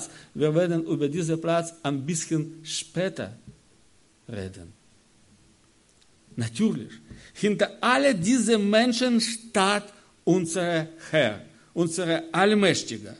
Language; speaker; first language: German; non-native, learner; Russian